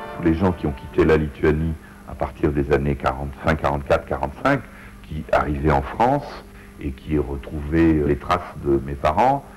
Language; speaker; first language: French; early bilingual, other home language; Lithuanian